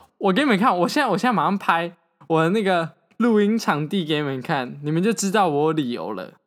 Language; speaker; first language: Chinese; native; Chinese